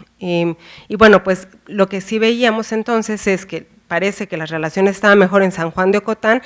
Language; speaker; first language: Spanish; native; Spanish